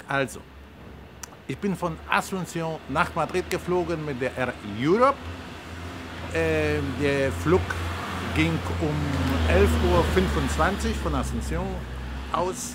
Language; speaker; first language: German; non-native, fluent; Polish